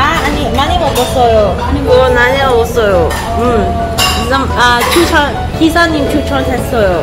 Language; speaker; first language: Korean; non-native, learner; Cantonese